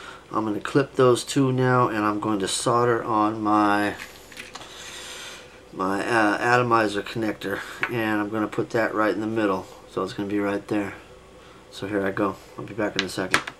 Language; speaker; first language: English; native; English